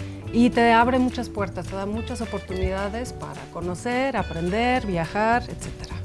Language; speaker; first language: Spanish; non-native, fluent; English